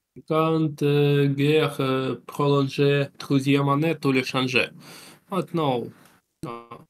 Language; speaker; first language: French; non-native, learner; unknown